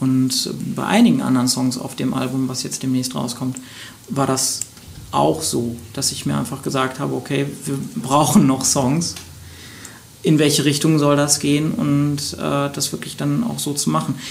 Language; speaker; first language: German; native; German